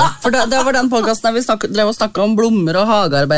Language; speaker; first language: Norwegian; native; Norwegian